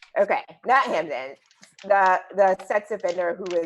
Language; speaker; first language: English; native; English